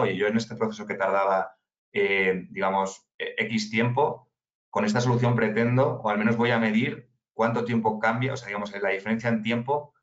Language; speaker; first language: Spanish; native; Spanish